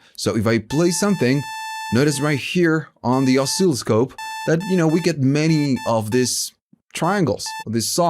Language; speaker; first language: English; non-native, fluent; Spanish